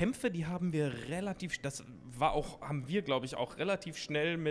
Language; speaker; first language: German; native; German